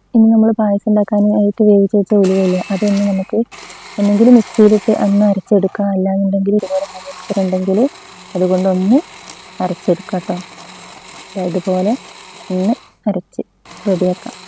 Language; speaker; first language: Malayalam; native; Malayalam